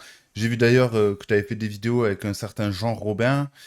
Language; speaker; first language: French; native; French